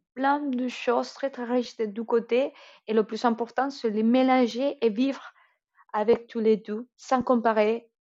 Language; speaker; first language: French; non-native, fluent; Spanish